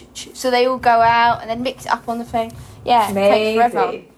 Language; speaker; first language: English; native; English